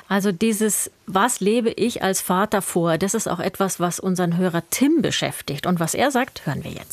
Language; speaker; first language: German; native; German